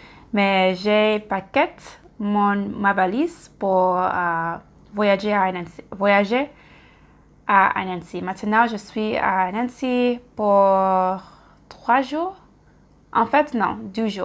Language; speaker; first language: French; non-native, learner; English